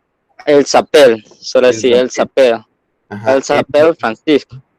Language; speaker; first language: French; non-native, learner; Spanish